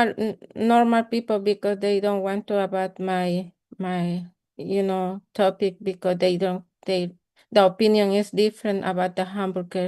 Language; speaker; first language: English; non-native, learner; Spanish